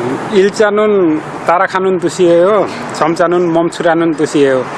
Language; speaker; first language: Korean; non-native, learner; Nepali